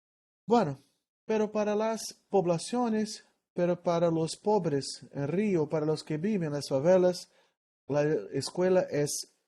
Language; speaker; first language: Spanish; non-native, learner; Portuguese